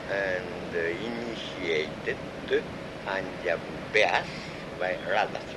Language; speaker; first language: English; non-native, learner; Japanese